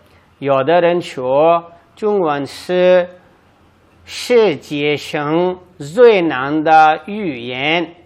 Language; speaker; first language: Chinese; non-native, learner; Urdu